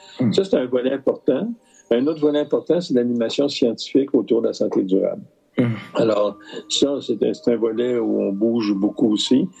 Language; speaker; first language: French; native; French